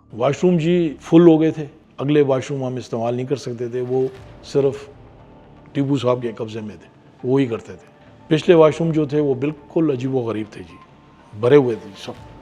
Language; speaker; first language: Urdu; non-native, local second language; Pashto